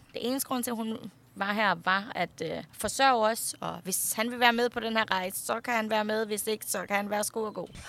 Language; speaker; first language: Danish; early bilingual, other home language; Thai